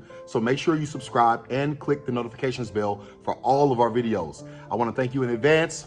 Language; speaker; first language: English; native; English